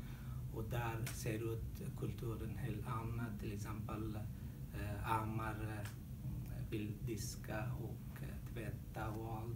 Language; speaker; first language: Swedish; non-native, learner; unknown